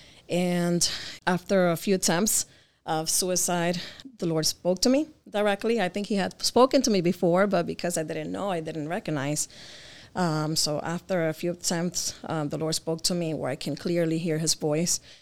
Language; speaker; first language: English; native; English